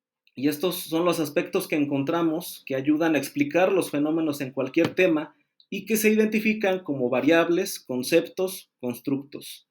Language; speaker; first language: Spanish; native; Spanish